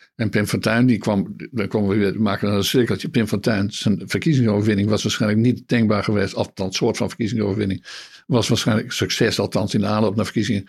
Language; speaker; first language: Dutch; native; Dutch